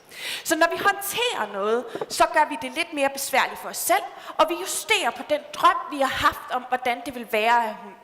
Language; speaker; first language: Danish; native; Danish